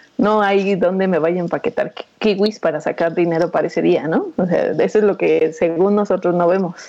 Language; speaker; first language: Spanish; native; Spanish